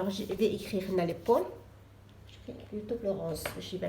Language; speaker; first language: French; non-native, local second language; Arabic